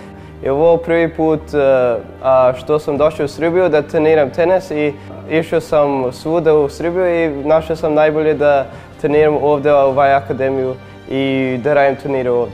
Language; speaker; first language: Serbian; early bilingual, heritage; English